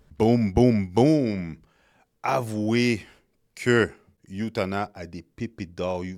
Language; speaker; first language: French; early bilingual, other home language; Haitian Creole